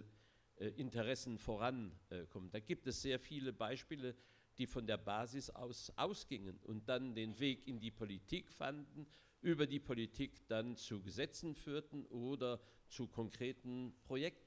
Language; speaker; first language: German; non-native, local second language; Luxembourgish